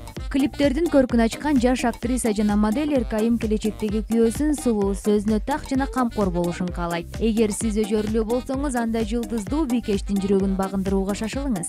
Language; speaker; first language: Kyrgyz; native; Kyrgyz